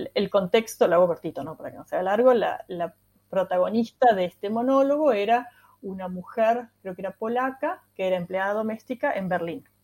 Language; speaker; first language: Spanish; non-native, local second language; German